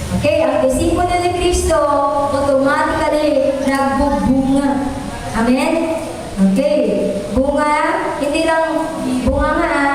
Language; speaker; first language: Filipino; native; Filipino